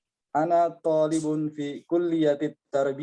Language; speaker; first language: Arabic; non-native, learner; Indonesian